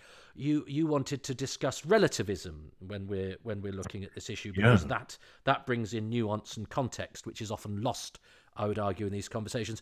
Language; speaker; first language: English; native; English